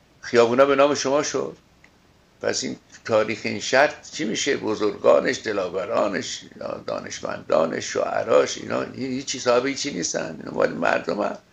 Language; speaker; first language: Persian; native; Persian